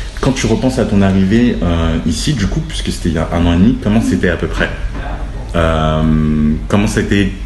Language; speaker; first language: French; native; French